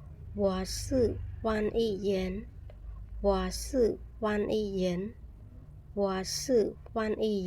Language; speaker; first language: Chinese; non-native, fluent; Khmer